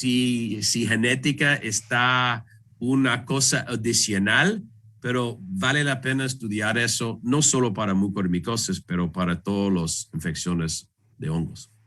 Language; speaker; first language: Spanish; non-native, fluent; English